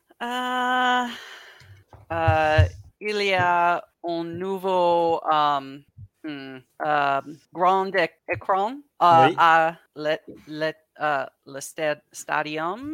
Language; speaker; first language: French; non-native, learner; English